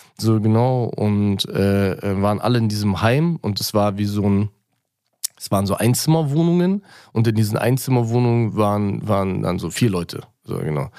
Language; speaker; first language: German; early bilingual, other home language; Russian